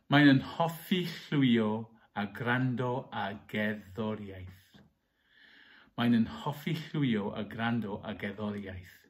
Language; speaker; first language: Welsh; non-native, learner; English